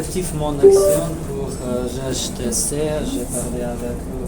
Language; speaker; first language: French; non-native, learner; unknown